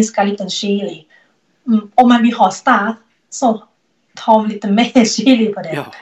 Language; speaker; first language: Swedish; non-native, learner; Thai